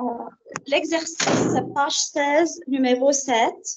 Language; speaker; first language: French; non-native, learner; Arabic